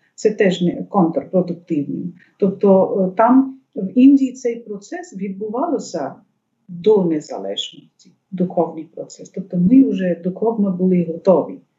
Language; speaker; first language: Ukrainian; non-native, fluent; Bangla